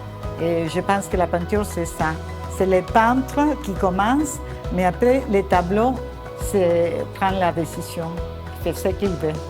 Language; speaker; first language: French; non-native, fluent; Spanish